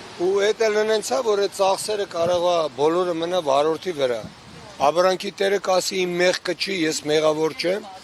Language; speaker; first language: Armenian; native; Armenian